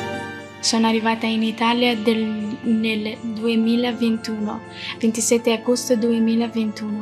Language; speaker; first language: Italian; non-native, learner; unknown